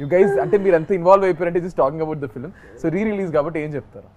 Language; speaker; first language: Telugu; native; Telugu